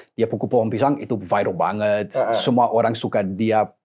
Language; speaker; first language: Indonesian; non-native, fluent; English